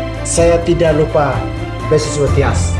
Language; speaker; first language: Indonesian; non-native, learner; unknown